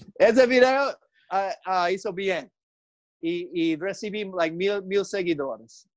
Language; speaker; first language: Spanish; non-native, learner; English